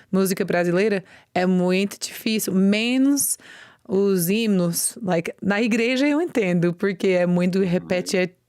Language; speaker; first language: Portuguese; non-native, learner; English